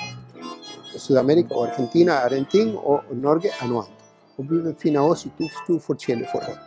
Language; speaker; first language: Norwegian; non-native, fluent; Spanish